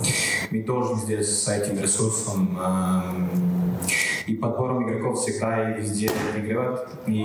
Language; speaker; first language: Russian; non-native, learner; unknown